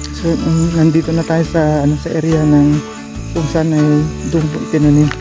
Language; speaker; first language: Filipino; non-native, local second language; Iloko